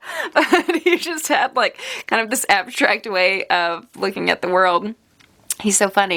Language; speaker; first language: English; native; English